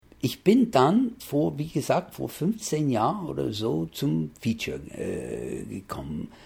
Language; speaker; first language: German; non-native, fluent; English